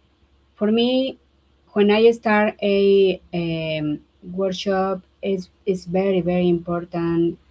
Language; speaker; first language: English; non-native, learner; Spanish